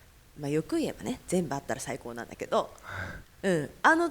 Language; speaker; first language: Japanese; native; Japanese